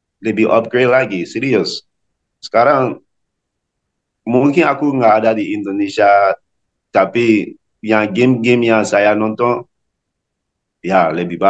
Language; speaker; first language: Indonesian; non-native, learner; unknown